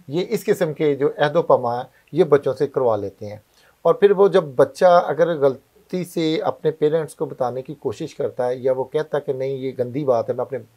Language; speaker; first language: Urdu; non-native, local second language; Punjabi